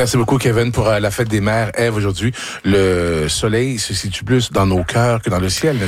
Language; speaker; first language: French; native; French